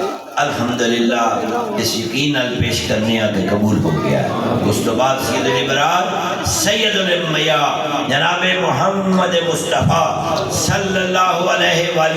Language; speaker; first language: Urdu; non-native, local second language; Punjabi